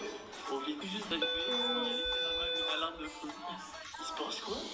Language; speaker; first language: French; native; French